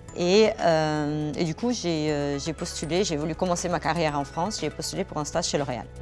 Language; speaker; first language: French; non-native, fluent; Portuguese